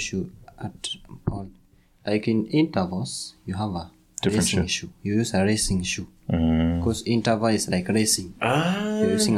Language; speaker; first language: English; non-native, local second language; Kikuyu